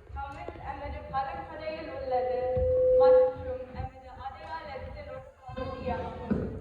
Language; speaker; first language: Tamil; early bilingual, heritage; Tamil